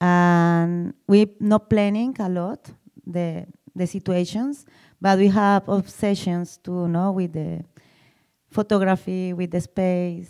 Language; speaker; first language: English; non-native, learner; Spanish